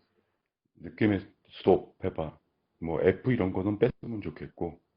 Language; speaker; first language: Korean; native; Korean